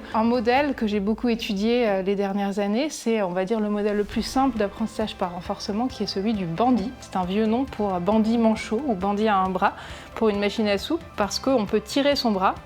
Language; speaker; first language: French; native; French